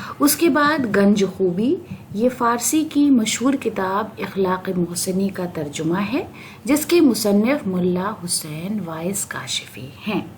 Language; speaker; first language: Urdu; native; Urdu